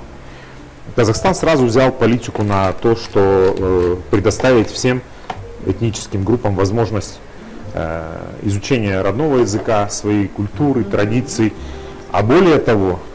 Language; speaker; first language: Russian; native; Russian